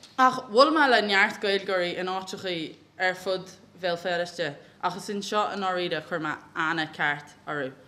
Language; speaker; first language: Irish; native; Irish